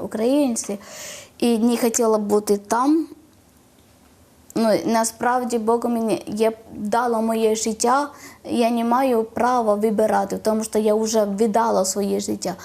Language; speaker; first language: Ukrainian; non-native, learner; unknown